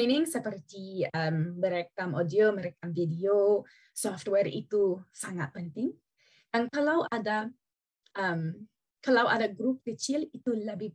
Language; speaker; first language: Indonesian; non-native, learner; English